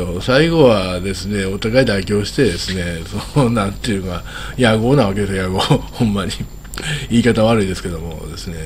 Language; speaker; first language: Japanese; native; Japanese